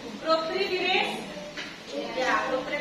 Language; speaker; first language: English; non-native, fluent; Indonesian